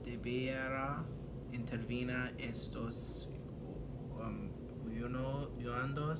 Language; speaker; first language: Spanish; non-native, learner; English